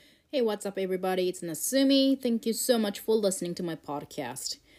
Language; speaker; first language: English; non-native, fluent; Japanese